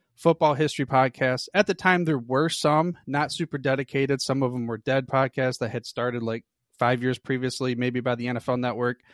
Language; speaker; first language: English; native; English